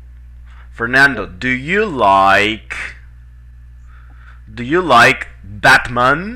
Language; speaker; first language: English; non-native, fluent; Spanish